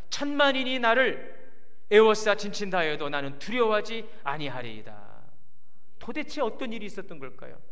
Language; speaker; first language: Korean; native; Korean